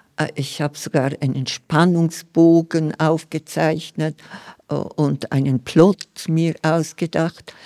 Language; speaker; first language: German; non-native, local second language; Romansh